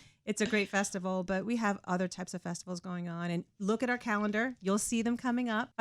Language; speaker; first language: English; native; English